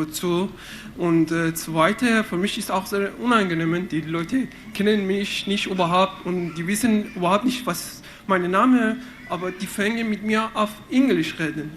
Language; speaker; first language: German; non-native, fluent; Arabic